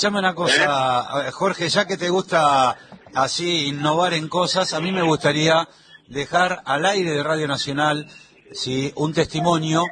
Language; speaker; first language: Spanish; native; Spanish